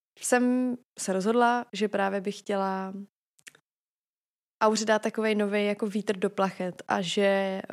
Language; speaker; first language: Czech; native; Czech